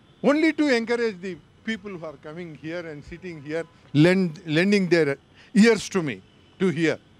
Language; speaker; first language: English; non-native, local second language; Telugu